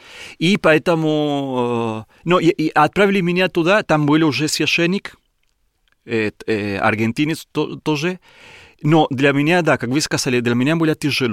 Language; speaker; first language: Russian; non-native, learner; Spanish